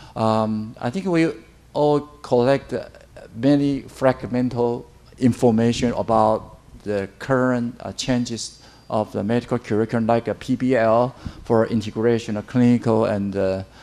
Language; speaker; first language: English; non-native, fluent; Chinese